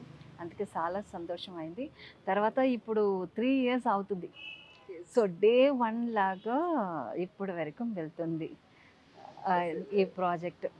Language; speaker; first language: Telugu; non-native, local second language; Tamil